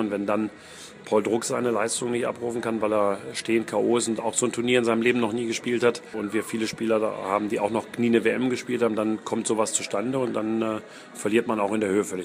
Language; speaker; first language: German; native; German